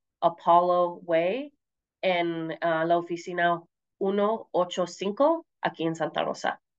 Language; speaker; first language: Spanish; early bilingual, heritage; Spanish